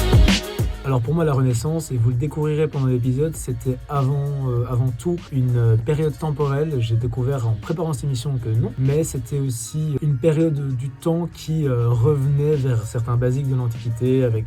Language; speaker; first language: French; native; French